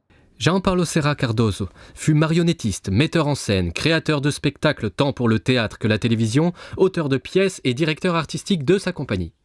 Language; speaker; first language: French; native; French